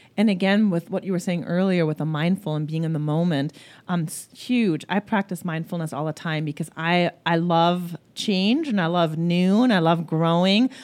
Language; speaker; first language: English; early bilingual, other home language; German